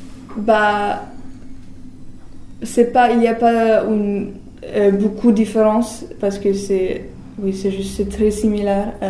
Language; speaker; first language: French; non-native, learner; German